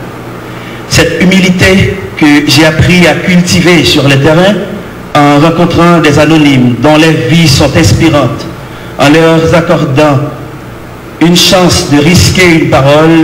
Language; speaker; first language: French; non-native, local second language; Haitian Creole